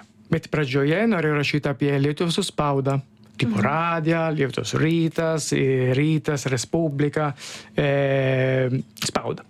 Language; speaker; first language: Lithuanian; non-native, learner; Italian